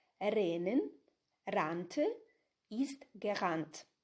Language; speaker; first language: German; non-native, fluent; Ukrainian